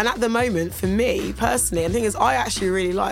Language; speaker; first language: English; native; English